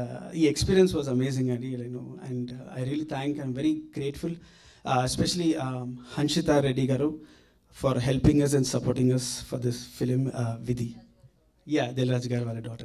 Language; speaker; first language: Telugu; native; Telugu